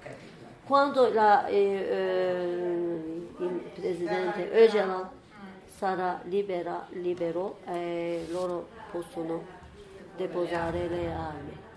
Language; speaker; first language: Italian; non-native, learner; Turkish